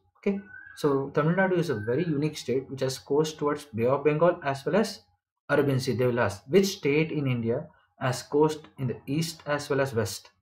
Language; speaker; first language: English; non-native, local second language; Kannada